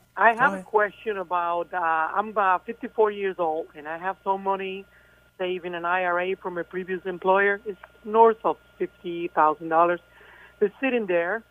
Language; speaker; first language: English; non-native, fluent; Spanish